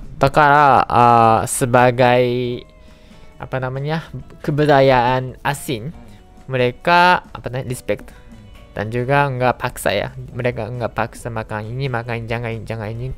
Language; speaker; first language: Indonesian; non-native, fluent; Japanese